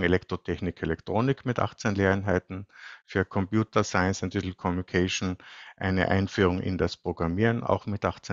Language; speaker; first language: German; native; German